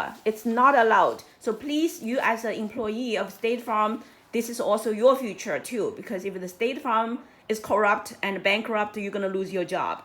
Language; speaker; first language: English; non-native, fluent; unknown